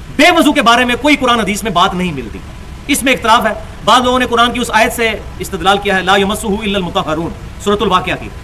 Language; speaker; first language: Urdu; non-native, local second language; Punjabi